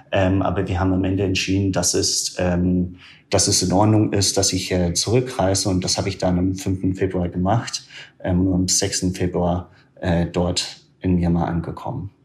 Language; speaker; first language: German; non-native, fluent; English